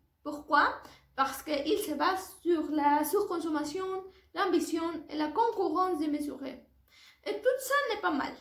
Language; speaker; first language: French; non-native, learner; Spanish